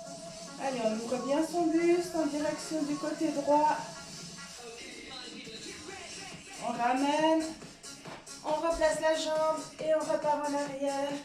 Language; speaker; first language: French; native; French